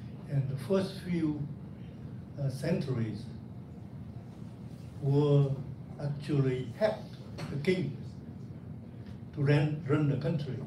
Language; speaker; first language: English; non-native, fluent; Vietnamese